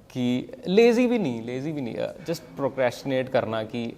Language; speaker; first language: Hindi; non-native, local second language; Punjabi